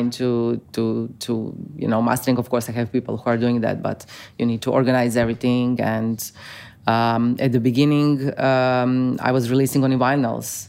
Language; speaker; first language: English; non-native, fluent; Croatian